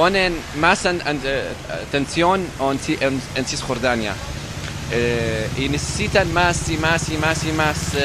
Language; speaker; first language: Spanish; non-native, learner; Arabic